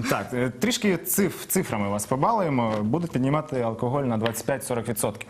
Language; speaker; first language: Ukrainian; native; Ukrainian